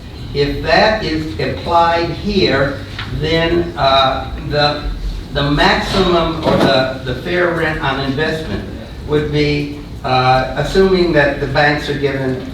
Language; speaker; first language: English; native; English